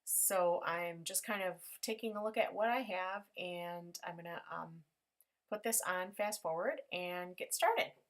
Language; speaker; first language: English; native; English